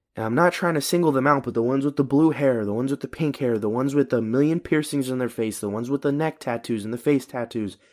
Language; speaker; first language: English; early bilingual, other home language; Filipino